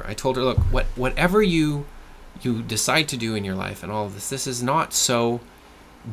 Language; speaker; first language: English; non-native, fluent; French